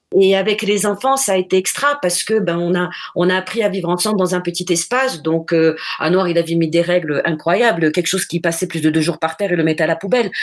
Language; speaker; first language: French; non-native, local second language; Arabic